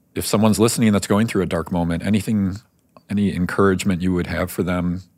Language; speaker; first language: English; native; English